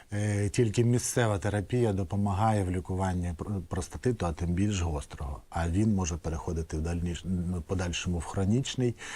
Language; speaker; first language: Ukrainian; native; Ukrainian